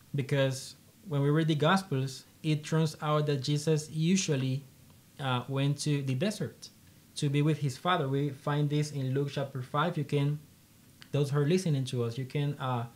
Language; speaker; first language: English; non-native, fluent; Spanish